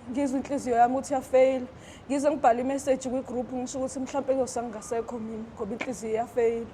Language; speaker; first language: Zulu; native; Zulu